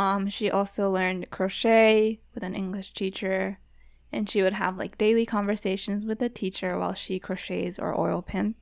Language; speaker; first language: English; early bilingual, other home language; Japanese